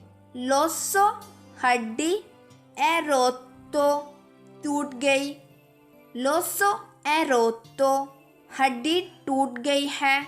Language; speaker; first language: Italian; non-native, fluent; Urdu